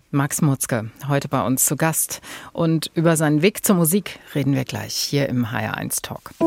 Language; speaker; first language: German; native; German